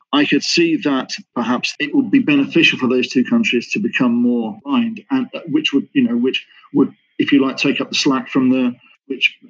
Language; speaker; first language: English; native; English